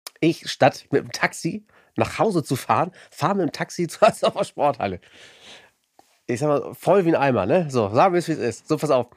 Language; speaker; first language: German; native; German